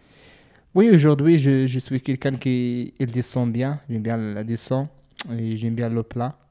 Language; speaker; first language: French; non-native, learner; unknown